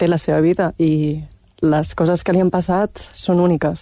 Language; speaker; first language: Catalan; early bilingual, other home language; Chinese